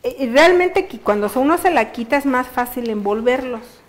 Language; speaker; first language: Spanish; native; Spanish